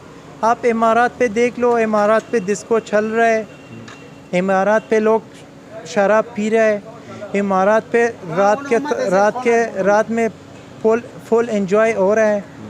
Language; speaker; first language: Hindi; non-native, learner; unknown